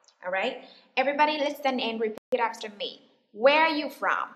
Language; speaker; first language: English; non-native, fluent; Vietnamese